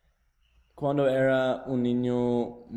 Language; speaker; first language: Spanish; non-native, learner; English